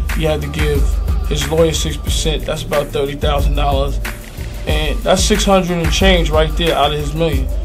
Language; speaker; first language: English; native; English